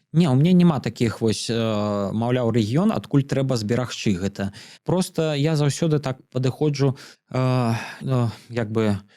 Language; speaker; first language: Belarusian; non-native, local second language; Russian